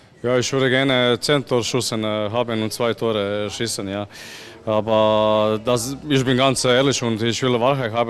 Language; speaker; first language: German; non-native, fluent; Croatian